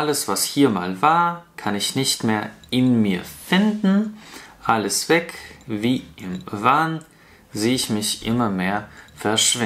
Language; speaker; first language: German; non-native, fluent; Russian